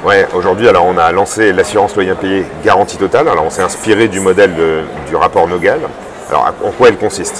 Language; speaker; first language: French; native; French